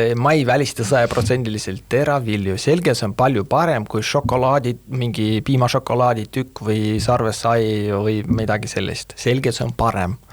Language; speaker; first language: Estonian; non-native, fluent; Russian